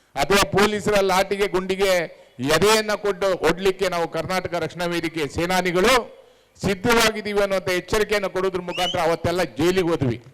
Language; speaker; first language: Kannada; native; Kannada